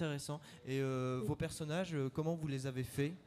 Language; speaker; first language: French; native; French